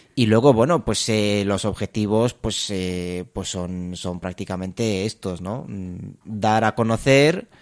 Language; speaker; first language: Spanish; non-native, fluent; Romanian